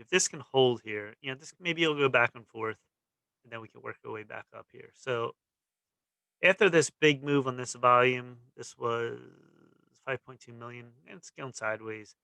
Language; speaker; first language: English; native; English